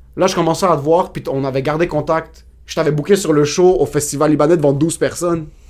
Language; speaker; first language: French; early bilingual, other home language; Spanish